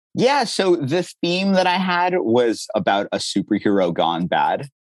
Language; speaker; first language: English; native; English